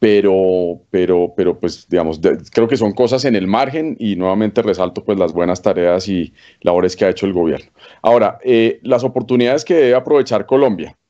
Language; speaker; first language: Spanish; native; Spanish